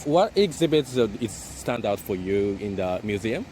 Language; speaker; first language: English; non-native, learner; Japanese